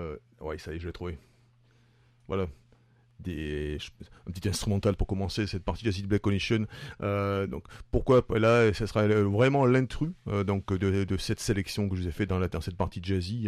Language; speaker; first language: French; native; French